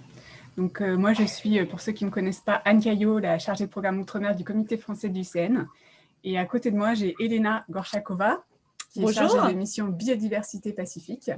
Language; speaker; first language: French; native; French